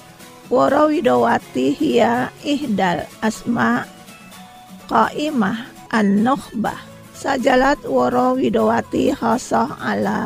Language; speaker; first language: Arabic; non-native, fluent; Indonesian